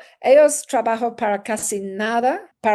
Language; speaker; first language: Spanish; non-native, learner; English